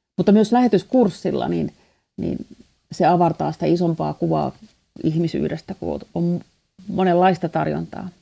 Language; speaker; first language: Finnish; native; Finnish